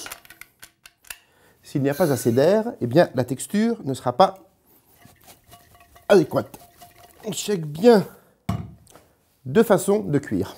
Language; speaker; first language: French; native; French